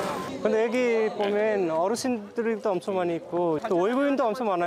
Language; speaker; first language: Korean; non-native, learner; Nepali